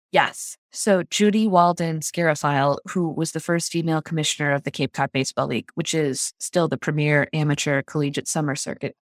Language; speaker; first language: English; native; English